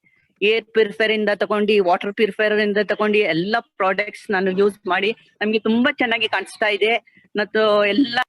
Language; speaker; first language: Kannada; non-native, local second language; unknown